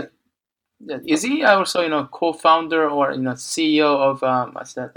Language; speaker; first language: English; non-native, fluent; Korean